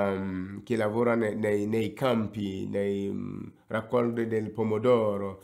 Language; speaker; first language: Italian; non-native, fluent; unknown